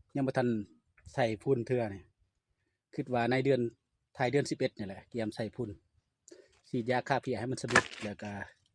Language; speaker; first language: Lao; native; Lao